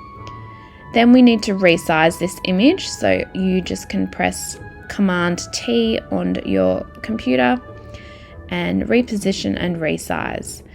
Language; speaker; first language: English; native; English